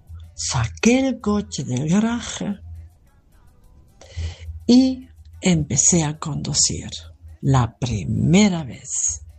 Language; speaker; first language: Spanish; non-native, fluent; German